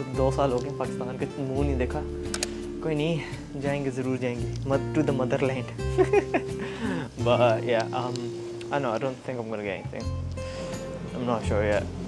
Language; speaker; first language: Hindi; early bilingual, heritage; Hindi